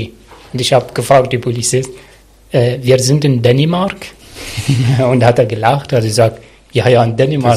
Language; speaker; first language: German; non-native, learner; Arabic